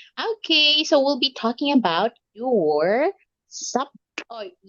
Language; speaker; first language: English; non-native, local second language; Filipino